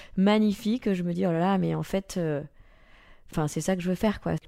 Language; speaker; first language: French; native; French